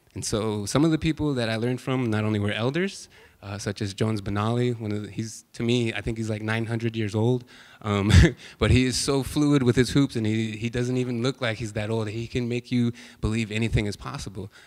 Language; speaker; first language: English; native; English